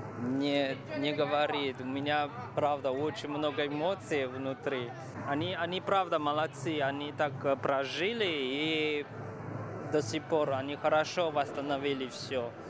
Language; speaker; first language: Russian; non-native, fluent; Chinese